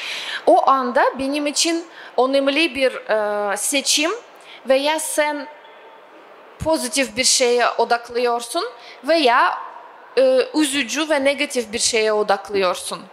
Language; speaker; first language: Turkish; non-native, fluent; Russian